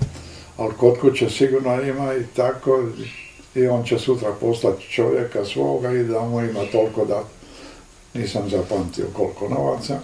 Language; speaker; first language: Serbian; native; Serbian